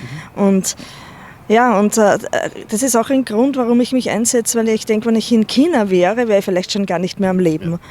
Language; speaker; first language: German; non-native, fluent; Chinese